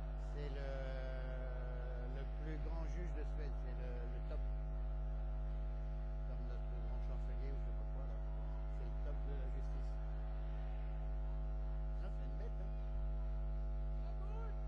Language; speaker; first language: French; native; French